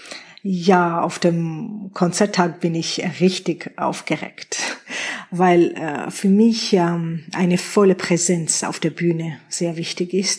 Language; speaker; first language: German; non-native, fluent; Georgian